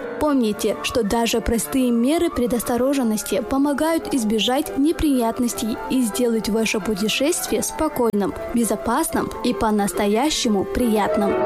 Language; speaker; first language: Russian; non-native, local second language; Tajik